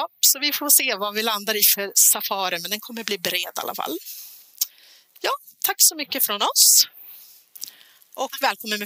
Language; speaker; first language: Swedish; native; Swedish